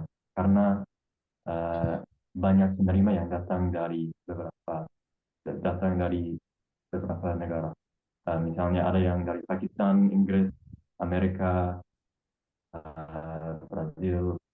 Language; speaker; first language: Indonesian; non-native, fluent; English